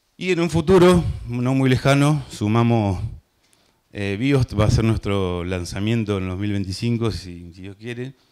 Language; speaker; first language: Spanish; native; Spanish